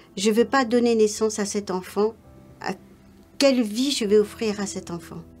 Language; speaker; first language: French; non-native, local second language; Morisyen